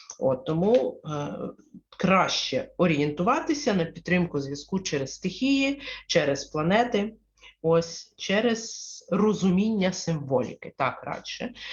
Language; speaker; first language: Ukrainian; non-native, local second language; Russian